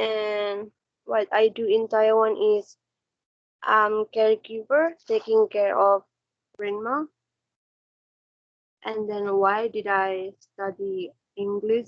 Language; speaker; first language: English; non-native, learner; Indonesian